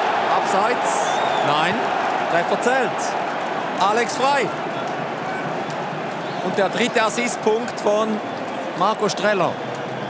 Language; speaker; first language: German; native; German